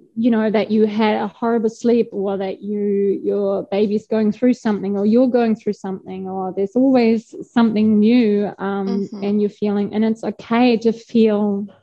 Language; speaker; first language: English; non-native, fluent; German